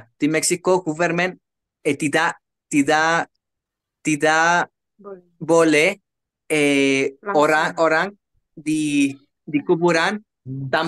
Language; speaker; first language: Indonesian; non-native, learner; Spanish